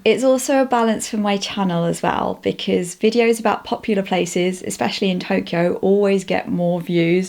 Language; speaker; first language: English; native; English